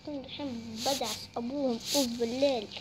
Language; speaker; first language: Arabic; native; Arabic